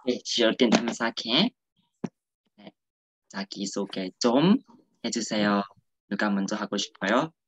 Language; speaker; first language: Korean; non-native, fluent; Burmese